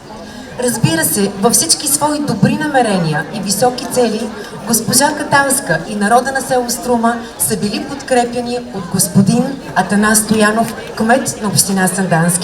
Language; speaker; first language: Bulgarian; native; Bulgarian